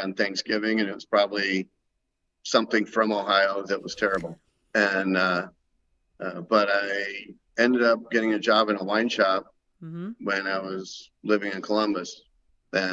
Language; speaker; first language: English; native; English